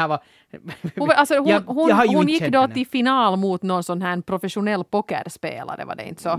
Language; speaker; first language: Swedish; native; Swedish